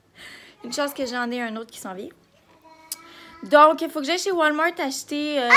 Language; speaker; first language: French; native; French